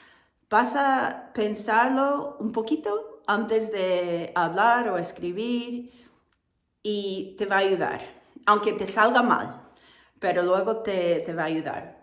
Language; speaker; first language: Spanish; non-native, fluent; English